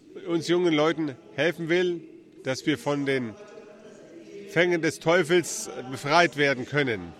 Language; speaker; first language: German; early bilingual, heritage; German